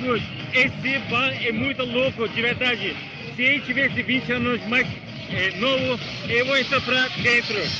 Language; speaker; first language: Portuguese; non-native, learner; Turkish